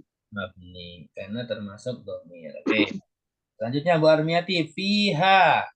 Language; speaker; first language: Indonesian; native; Indonesian